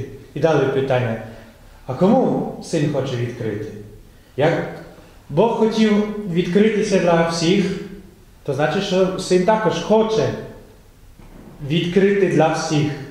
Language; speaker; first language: Ukrainian; non-native, fluent; Polish